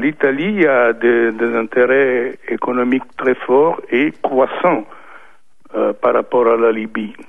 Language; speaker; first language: French; non-native, fluent; Italian